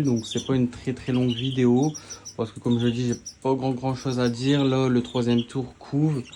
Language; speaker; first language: French; native; French